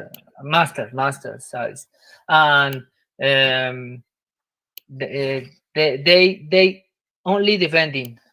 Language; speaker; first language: English; non-native, learner; Spanish